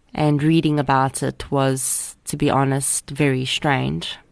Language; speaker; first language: English; native; English